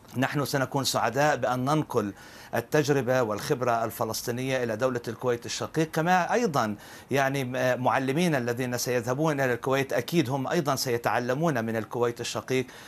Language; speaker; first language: Arabic; native; Arabic